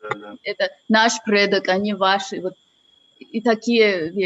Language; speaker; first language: Russian; non-native, fluent; English